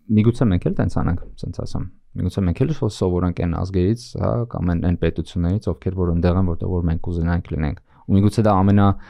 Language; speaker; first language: Armenian; native; Armenian